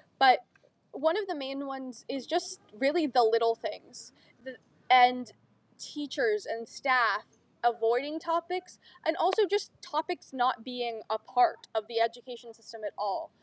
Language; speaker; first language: English; native; English